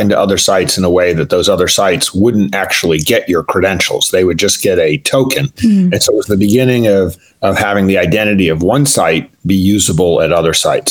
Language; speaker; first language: English; native; English